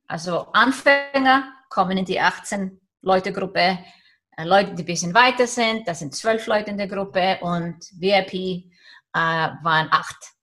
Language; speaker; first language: German; non-native, fluent; Icelandic